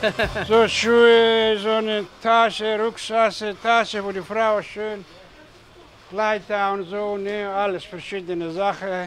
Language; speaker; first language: German; non-native, learner; Greek